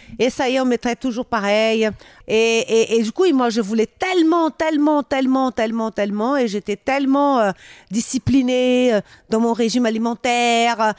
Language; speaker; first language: French; non-native, fluent; Portuguese